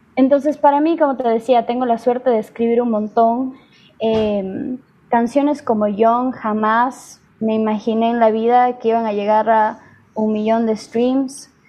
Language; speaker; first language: Spanish; native; Spanish